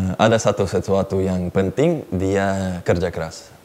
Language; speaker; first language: Indonesian; non-native, learner; Uzbek